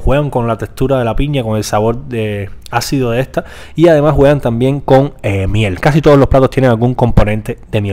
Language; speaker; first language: Spanish; native; Spanish